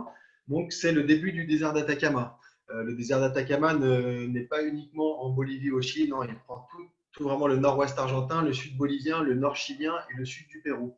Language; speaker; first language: French; native; French